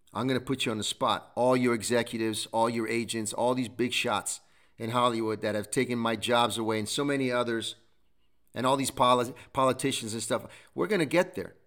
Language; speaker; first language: English; non-native, fluent; Italian